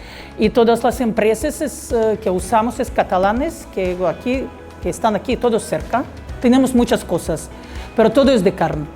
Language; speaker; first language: Spanish; non-native, learner; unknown